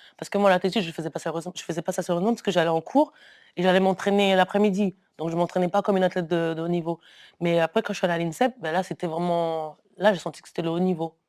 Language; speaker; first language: French; early bilingual, other home language; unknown